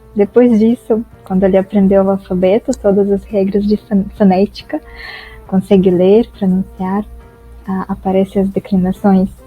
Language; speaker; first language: Portuguese; non-native, fluent; Russian